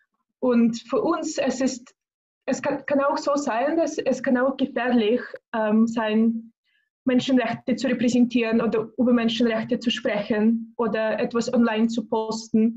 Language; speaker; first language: German; non-native, fluent; Russian